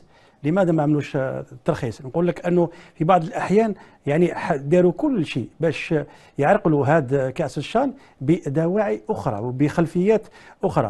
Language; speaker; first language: Arabic; native; Arabic